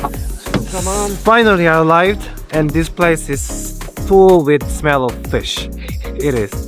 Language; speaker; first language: English; non-native, fluent; Korean